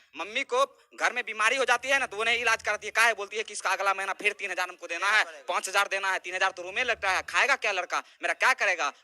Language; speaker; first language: Hindi; native; Hindi